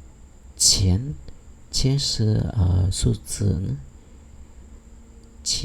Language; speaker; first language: Chinese; non-native, fluent; Khmer